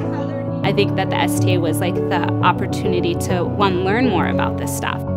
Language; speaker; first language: English; native; English